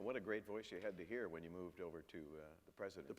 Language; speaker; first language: English; native; English